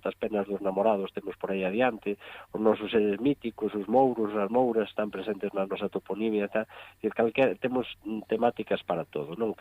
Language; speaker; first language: Galician; native; Galician